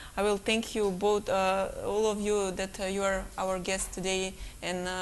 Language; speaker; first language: English; non-native, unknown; Macedonian